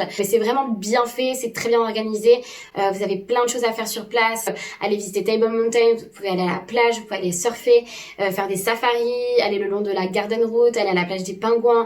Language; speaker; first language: French; native; French